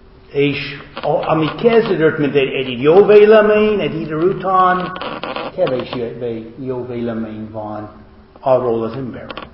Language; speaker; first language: Hungarian; non-native, learner; English